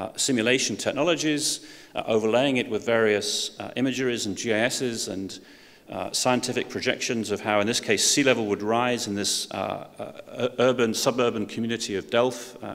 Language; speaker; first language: English; native; English